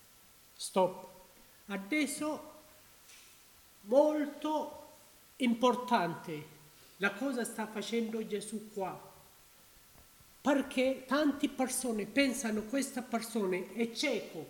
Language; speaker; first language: Italian; non-native, learner; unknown